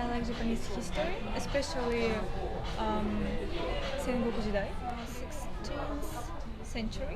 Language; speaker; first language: English; non-native, learner; Russian